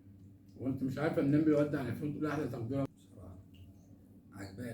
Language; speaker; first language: Arabic; native; Arabic